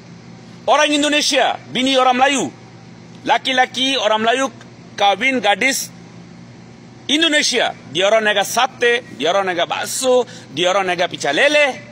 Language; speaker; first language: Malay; non-native, fluent; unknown